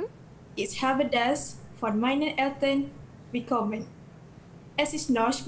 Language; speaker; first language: German; non-native, learner; Malay